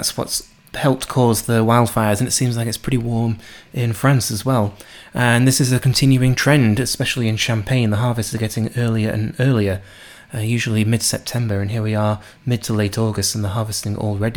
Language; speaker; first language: English; native; English